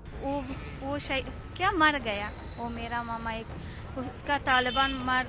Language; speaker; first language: Hindi; non-native, learner; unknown